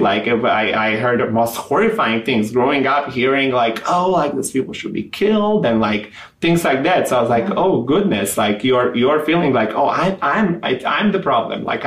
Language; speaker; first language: English; non-native, fluent; Serbian